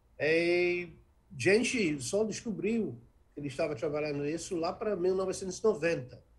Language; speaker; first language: Portuguese; non-native, fluent; English